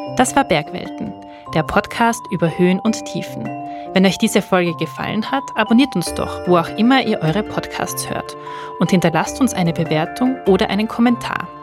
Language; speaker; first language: German; native; German